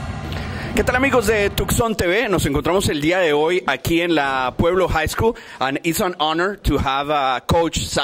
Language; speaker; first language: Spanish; early bilingual, heritage; Spanish